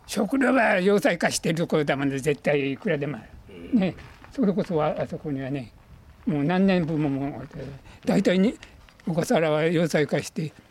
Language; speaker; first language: Japanese; native; Japanese